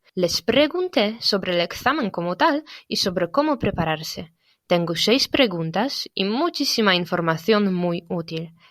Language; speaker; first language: Spanish; non-native, fluent; Polish